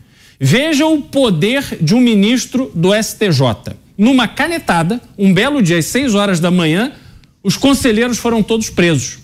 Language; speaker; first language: Portuguese; native; Portuguese